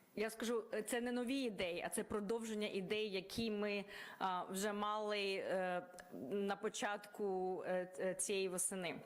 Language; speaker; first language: Ukrainian; native; Ukrainian